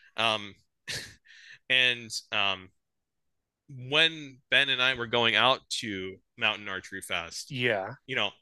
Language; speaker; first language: English; native; English